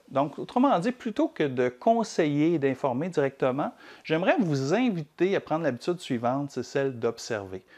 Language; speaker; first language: French; native; French